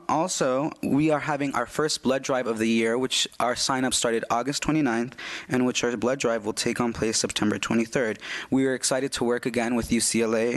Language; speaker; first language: English; early bilingual, other home language; Spanish